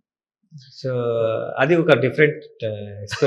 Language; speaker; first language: Telugu; non-native, learner; Kannada